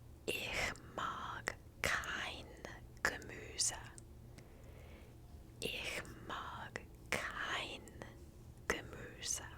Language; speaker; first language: German; non-native, learner; English